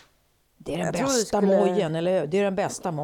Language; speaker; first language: Swedish; native; Swedish